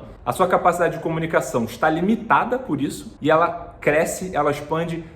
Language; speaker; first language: Portuguese; native; Portuguese